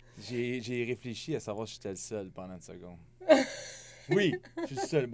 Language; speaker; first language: French; native; French